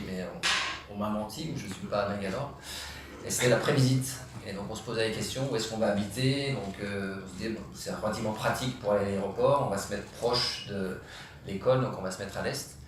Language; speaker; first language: French; native; French